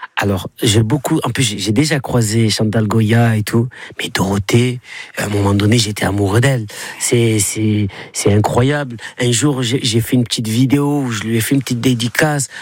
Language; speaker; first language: French; native; French